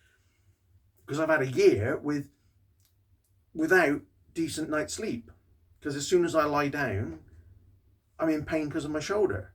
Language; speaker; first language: English; native; English